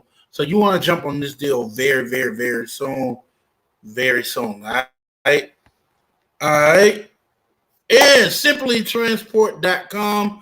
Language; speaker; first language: English; native; English